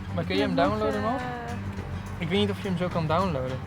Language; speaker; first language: Dutch; native; Dutch